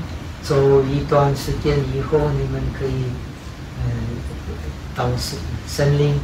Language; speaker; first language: Chinese; non-native, fluent; Czech